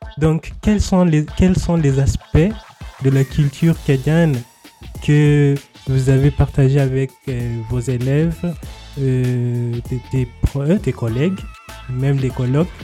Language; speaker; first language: French; non-native, fluent; Swahili